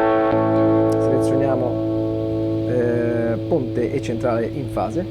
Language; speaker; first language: Italian; native; Italian